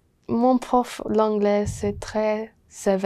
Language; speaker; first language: French; non-native, learner; English